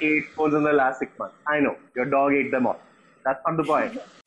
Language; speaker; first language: English; non-native, local second language; Hindi